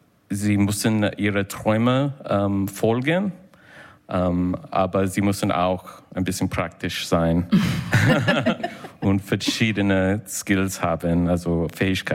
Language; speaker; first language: German; non-native, learner; English